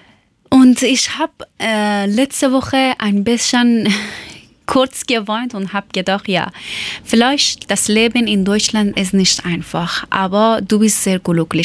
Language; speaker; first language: German; non-native, learner; Persian